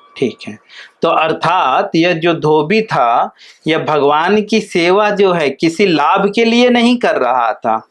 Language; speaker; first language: Hindi; native; Hindi